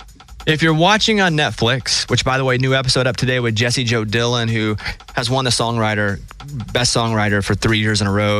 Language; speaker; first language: English; native; English